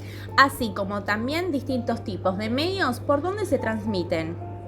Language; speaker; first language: Spanish; native; Spanish